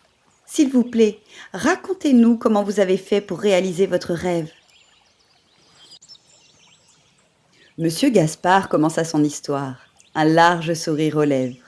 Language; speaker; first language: French; native; French